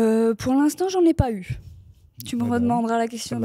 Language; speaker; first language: French; native; French